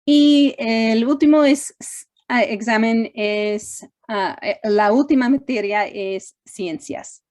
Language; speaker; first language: Spanish; non-native, fluent; English